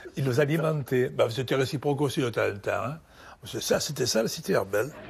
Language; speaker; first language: French; early bilingual, other home language; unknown